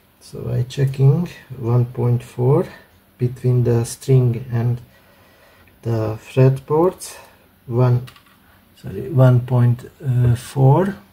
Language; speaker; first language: English; non-native, learner; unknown